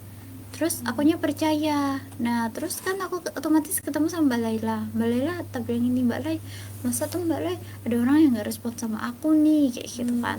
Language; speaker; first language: Indonesian; native; Indonesian